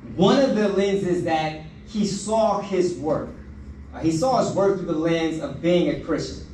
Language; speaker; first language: English; native; English